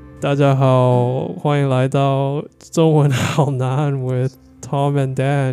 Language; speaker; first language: Chinese; non-native, learner; English